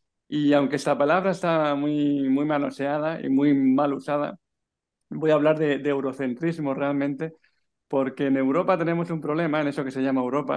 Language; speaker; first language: Spanish; native; Spanish